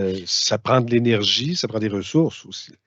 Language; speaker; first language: French; native; French